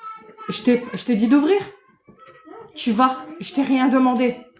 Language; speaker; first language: French; native; French